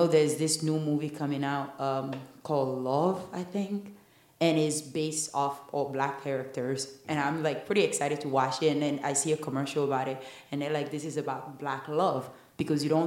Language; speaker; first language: English; non-native, fluent; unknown